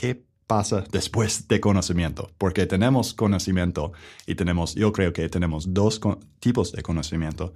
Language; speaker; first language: Spanish; non-native, learner; English